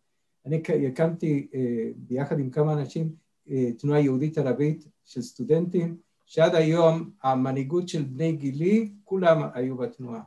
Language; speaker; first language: Hebrew; non-native, fluent; Spanish